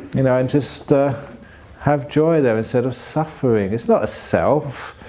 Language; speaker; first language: English; native; English